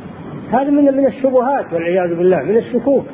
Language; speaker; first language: Arabic; native; Arabic